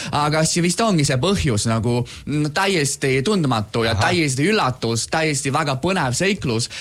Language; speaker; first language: Estonian; non-native, fluent; Chinese